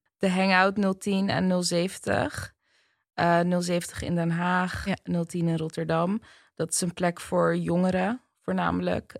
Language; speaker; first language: Dutch; early bilingual, other home language; Turkish